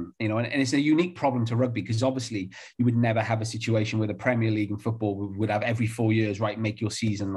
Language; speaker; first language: English; native; English